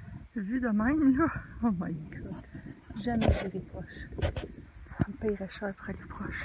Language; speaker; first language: French; native; French